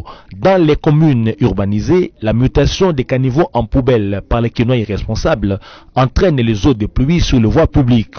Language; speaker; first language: French; native; French